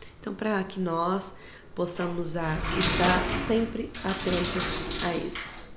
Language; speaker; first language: Portuguese; native; Portuguese